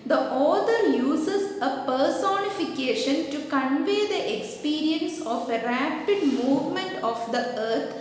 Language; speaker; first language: English; non-native, local second language; Malayalam